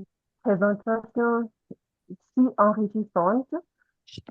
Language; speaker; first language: French; non-native, fluent; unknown